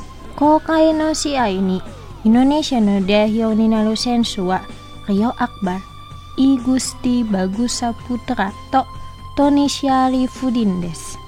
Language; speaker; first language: Japanese; non-native, fluent; Indonesian